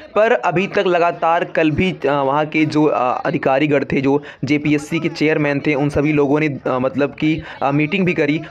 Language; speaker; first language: Hindi; native; Hindi